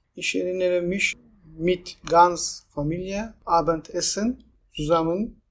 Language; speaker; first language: German; non-native, fluent; Turkish